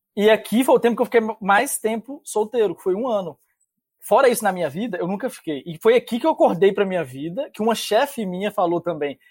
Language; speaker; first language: Portuguese; native; Portuguese